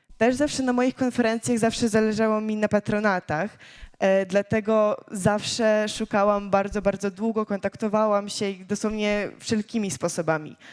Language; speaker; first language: Polish; early bilingual, other home language; Ukrainian